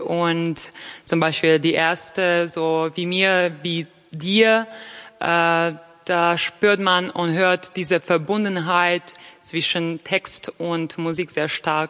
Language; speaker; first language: German; non-native, fluent; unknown